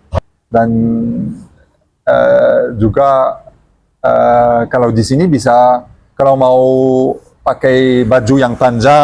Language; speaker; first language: Indonesian; non-native, learner; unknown